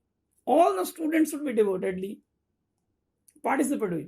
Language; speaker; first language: English; non-native, local second language; Bangla